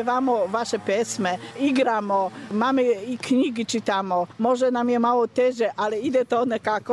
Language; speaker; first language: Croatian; non-native, learner; Polish